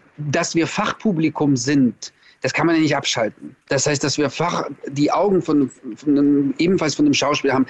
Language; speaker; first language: German; early bilingual, other home language; Russian